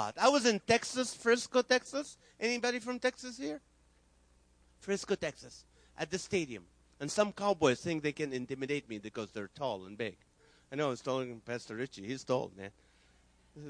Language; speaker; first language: English; non-native, fluent; Arabic